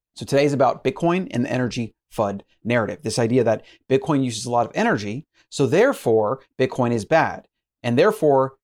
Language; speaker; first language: English; native; English